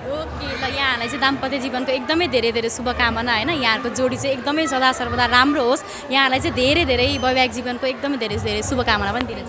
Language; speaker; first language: Nepali; native; Nepali